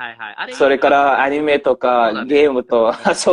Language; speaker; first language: Japanese; non-native, learner; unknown